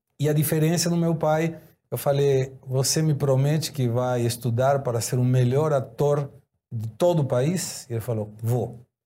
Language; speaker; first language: Portuguese; non-native, fluent; Spanish